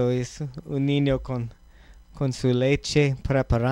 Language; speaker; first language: Spanish; non-native, learner; English